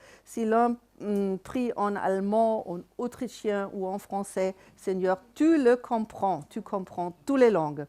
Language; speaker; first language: French; non-native, fluent; German